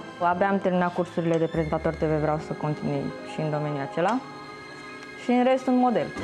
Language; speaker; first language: Romanian; non-native, fluent; Chinese